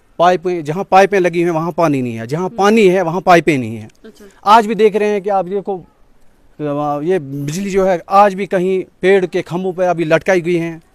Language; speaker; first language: Hindi; non-native, local second language; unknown